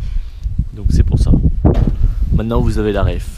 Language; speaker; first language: French; native; French